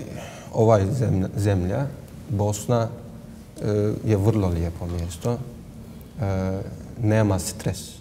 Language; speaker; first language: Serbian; non-native, learner; Turkish